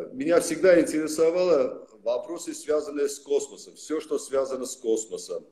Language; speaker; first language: Russian; non-native, local second language; Armenian